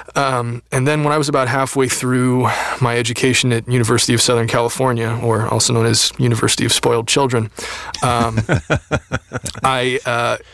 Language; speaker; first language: English; native; English